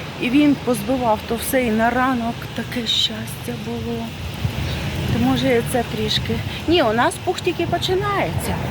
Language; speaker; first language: Ukrainian; native; Ukrainian